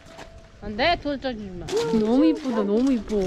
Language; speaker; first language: Korean; non-native, fluent; Uzbek